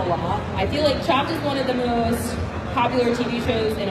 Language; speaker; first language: English; native; English